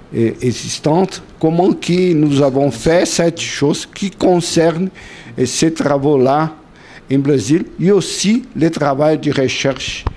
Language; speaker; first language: French; non-native, learner; Portuguese